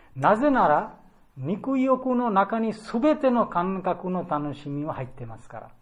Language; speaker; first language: Japanese; non-native, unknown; Bangla